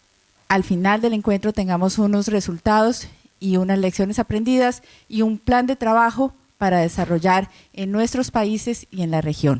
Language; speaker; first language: Spanish; native; Spanish